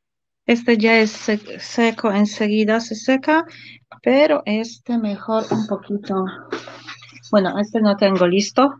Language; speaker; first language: Spanish; non-native, fluent; Polish